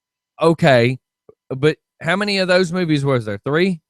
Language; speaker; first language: English; native; English